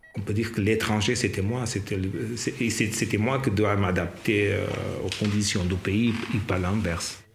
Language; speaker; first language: French; non-native, fluent; Portuguese